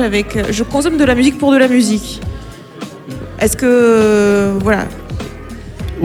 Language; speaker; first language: French; native; French